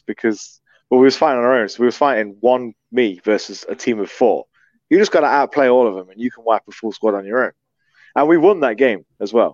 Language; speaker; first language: English; native; English